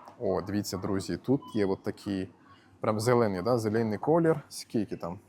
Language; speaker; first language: Ukrainian; non-native, fluent; Turkish